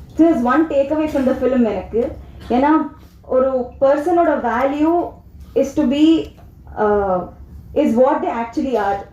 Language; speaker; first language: Tamil; non-native, learner; Telugu